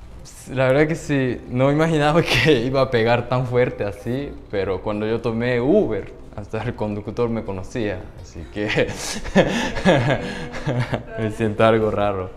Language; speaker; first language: Spanish; non-native, fluent; Japanese